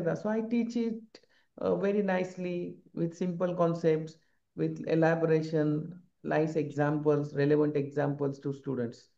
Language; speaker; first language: English; non-native, local second language; Marathi